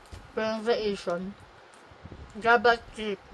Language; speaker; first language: English; non-native, local second language; Filipino